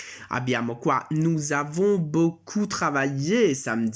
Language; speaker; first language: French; non-native, fluent; Italian